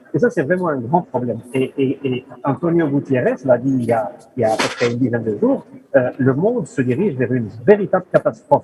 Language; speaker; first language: French; non-native, local second language; Arabic